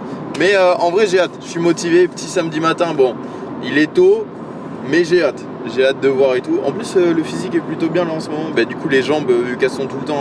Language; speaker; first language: French; native; French